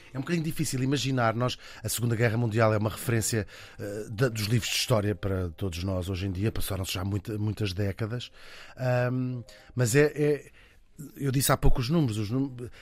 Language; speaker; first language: Portuguese; native; Portuguese